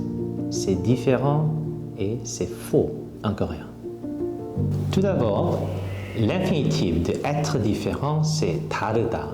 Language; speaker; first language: French; non-native, fluent; Korean